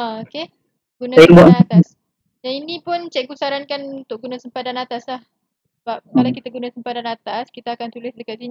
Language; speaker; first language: Malay; native; Malay